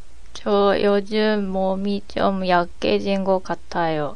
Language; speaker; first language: Korean; non-native, learner; Japanese